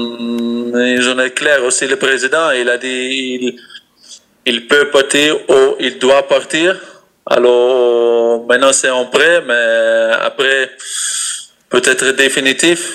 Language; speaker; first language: French; non-native, learner; Dutch